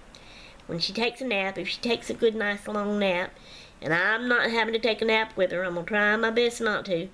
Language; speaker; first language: English; native; English